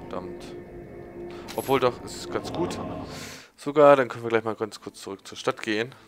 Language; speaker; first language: German; native; German